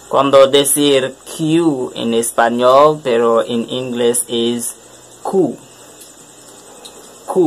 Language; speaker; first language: Spanish; non-native, learner; French